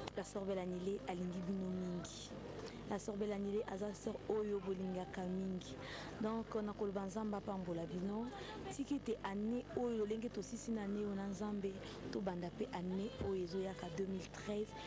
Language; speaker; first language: Lingala; native; Lingala